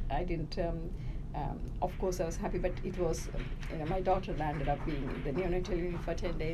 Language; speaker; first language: English; early bilingual, other home language; Tamil